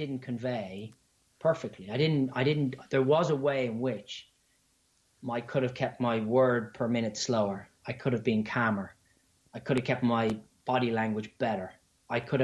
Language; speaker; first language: English; native; English